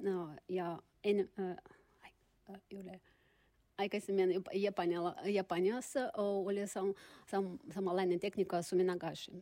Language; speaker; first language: Finnish; non-native, learner; Russian